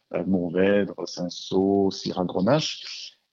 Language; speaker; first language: French; native; French